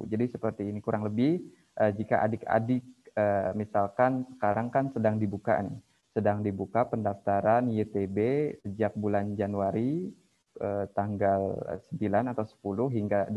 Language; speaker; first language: Indonesian; native; Indonesian